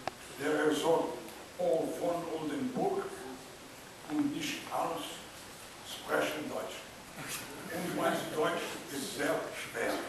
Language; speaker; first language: German; non-native, learner; Portuguese